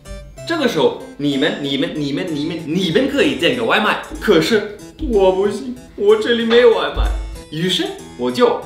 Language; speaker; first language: Chinese; non-native, fluent; German